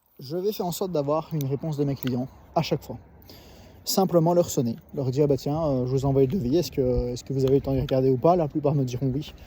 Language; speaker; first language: French; native; French